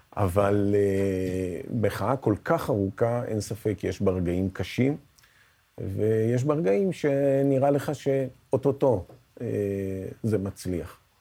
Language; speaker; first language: Hebrew; native; Hebrew